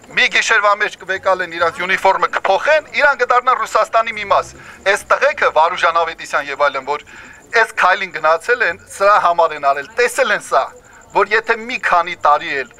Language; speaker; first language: Armenian; native; Armenian